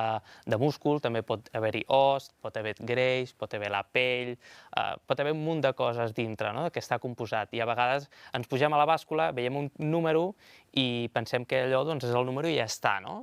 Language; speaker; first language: Catalan; native; Catalan